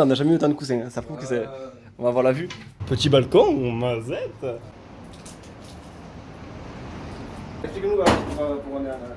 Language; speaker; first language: French; native; French